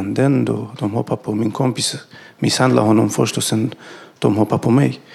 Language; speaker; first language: Swedish; non-native, learner; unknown